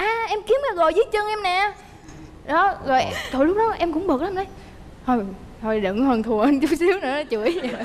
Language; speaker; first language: Vietnamese; native; Vietnamese